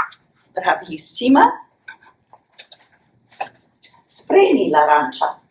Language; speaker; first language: Italian; non-native, fluent; English